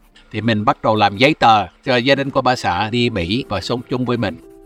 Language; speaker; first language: Vietnamese; non-native, fluent; English